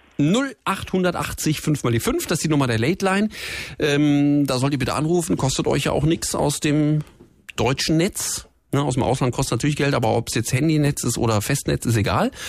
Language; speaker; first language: German; native; German